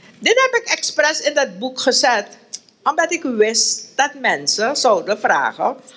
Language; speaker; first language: Dutch; native; Dutch